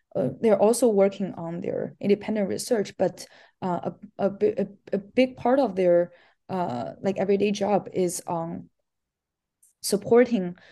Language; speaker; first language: English; non-native, fluent; Chinese